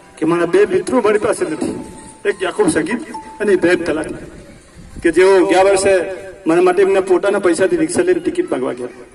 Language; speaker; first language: Gujarati; native; Gujarati